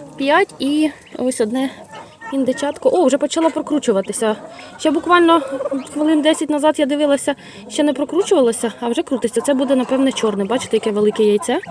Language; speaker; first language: Ukrainian; non-native, local second language; Russian